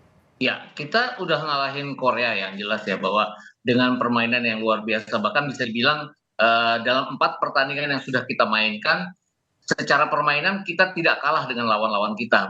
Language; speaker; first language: Indonesian; native; Indonesian